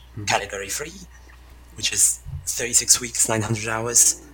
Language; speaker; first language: English; non-native, fluent; Estonian